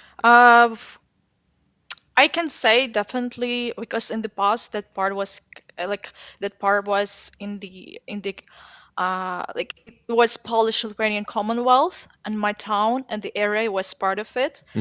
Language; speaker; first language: English; non-native, fluent; Ukrainian